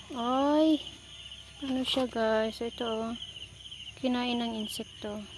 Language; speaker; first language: Filipino; non-native, local second language; Cebuano